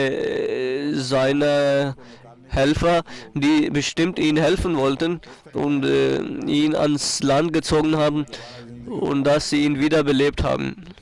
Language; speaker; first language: German; non-native, fluent; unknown